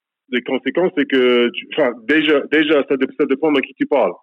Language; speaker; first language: French; non-native, fluent; English